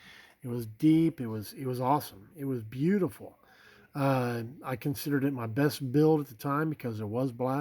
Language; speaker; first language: English; native; English